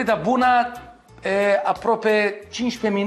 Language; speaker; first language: Romanian; non-native, learner; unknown